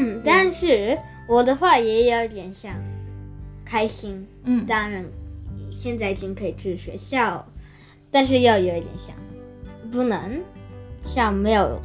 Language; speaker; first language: Chinese; early bilingual, heritage; Chinese